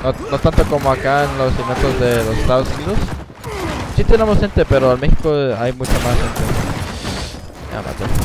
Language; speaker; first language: Spanish; early bilingual, other home language; English